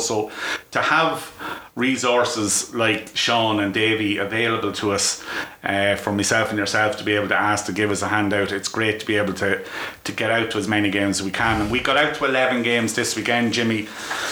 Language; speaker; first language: English; native; English